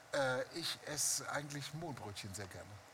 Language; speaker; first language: German; native; German